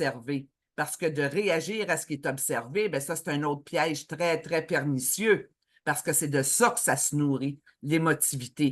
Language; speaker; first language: French; native; French